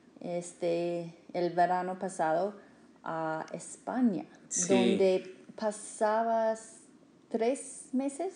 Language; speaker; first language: Spanish; non-native, fluent; English